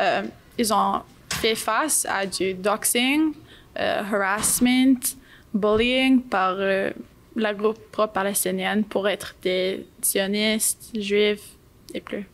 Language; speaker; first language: French; non-native, local second language; English